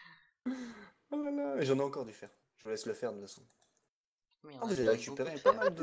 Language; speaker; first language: French; native; French